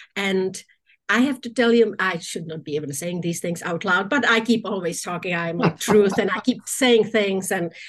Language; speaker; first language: English; non-native, fluent; Czech